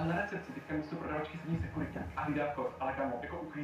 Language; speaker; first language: Czech; native; Czech